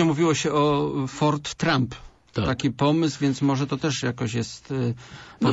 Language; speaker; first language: Polish; native; Polish